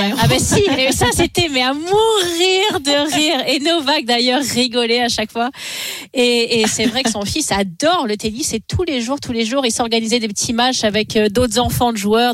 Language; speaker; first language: French; native; French